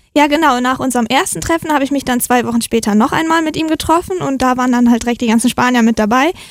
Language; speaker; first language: German; native; German